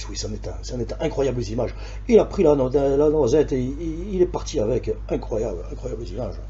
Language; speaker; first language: French; native; French